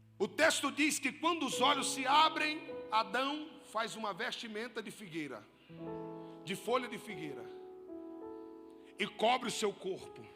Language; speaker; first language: Portuguese; native; Portuguese